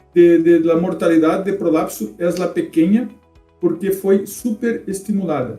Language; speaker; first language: Spanish; non-native, fluent; Portuguese